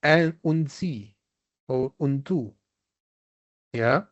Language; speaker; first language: German; non-native, fluent; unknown